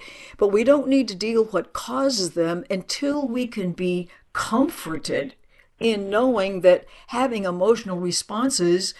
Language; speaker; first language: English; native; English